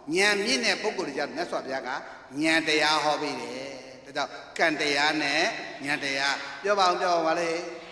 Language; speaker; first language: Burmese; native; Burmese